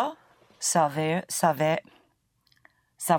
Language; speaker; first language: French; non-native, learner; English